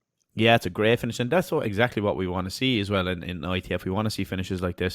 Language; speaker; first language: English; native; English